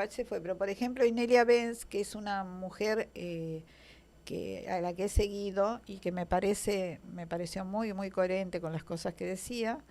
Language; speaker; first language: Spanish; native; Spanish